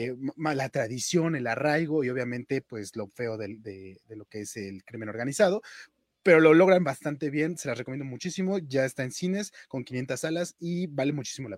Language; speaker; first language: Spanish; native; Spanish